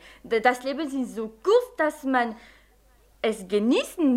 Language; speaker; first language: German; non-native, fluent; French